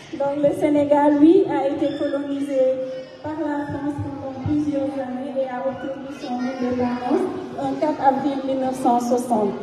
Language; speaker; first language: French; non-native, local second language; Fula